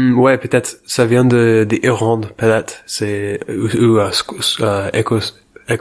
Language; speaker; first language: French; non-native, learner; English